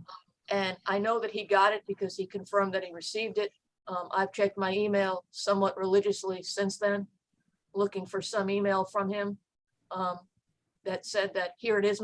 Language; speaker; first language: English; native; English